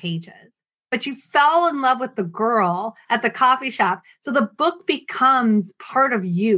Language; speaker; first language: English; native; English